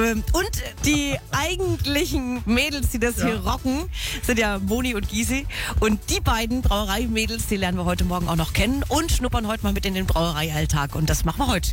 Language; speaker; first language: German; native; German